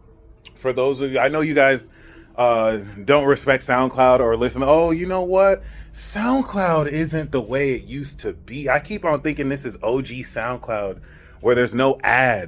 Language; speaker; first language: English; native; English